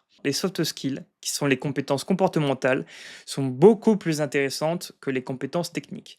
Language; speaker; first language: French; native; French